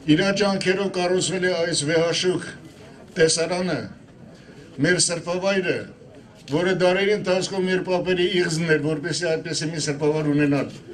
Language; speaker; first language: Armenian; non-native, local second language; Kurdish